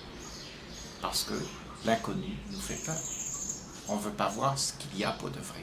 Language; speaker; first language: French; native; French